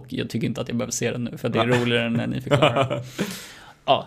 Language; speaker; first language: Swedish; native; Swedish